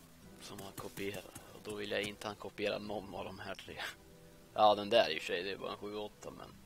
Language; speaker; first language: Swedish; native; Swedish